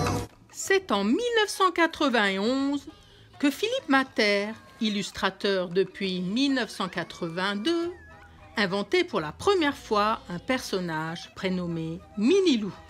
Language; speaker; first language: French; native; French